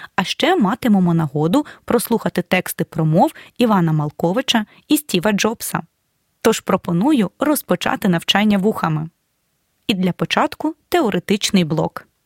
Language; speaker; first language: Ukrainian; native; Ukrainian